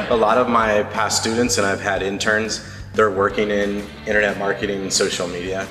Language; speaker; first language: English; native; English